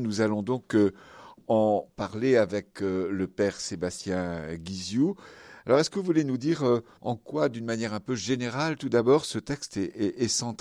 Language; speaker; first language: French; native; French